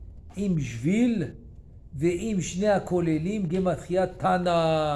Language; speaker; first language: Hebrew; non-native, fluent; French